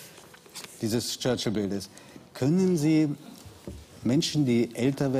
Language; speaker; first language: German; native; German